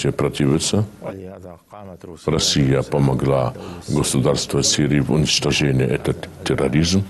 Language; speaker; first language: Russian; non-native, fluent; Arabic